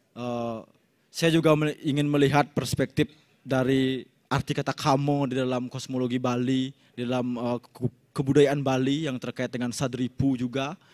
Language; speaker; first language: Indonesian; native; Indonesian